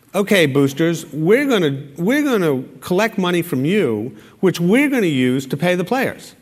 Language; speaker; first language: English; native; English